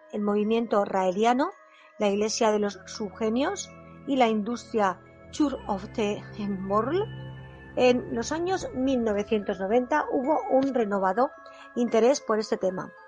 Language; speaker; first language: Spanish; native; Spanish